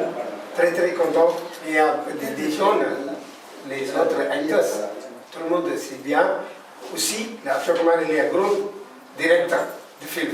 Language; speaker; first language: French; non-native, learner; Tamil